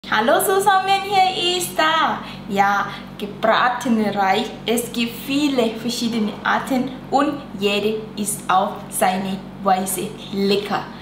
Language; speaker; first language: German; non-native, learner; Thai